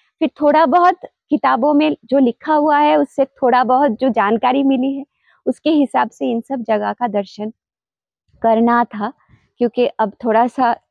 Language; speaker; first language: Hindi; non-native, local second language; Bangla